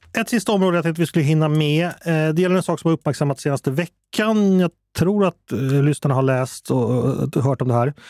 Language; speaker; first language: Swedish; native; Swedish